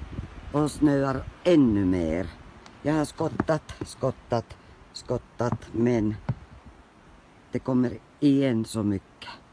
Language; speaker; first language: Swedish; non-native, fluent; Finnish